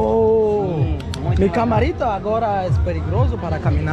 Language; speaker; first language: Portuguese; non-native, learner; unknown